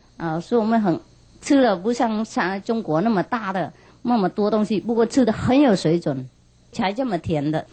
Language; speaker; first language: Chinese; non-native, fluent; Vietnamese